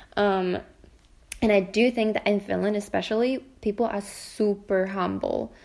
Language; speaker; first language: English; non-native, fluent; Finnish